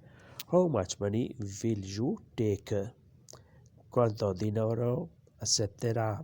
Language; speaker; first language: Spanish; non-native, learner; Urdu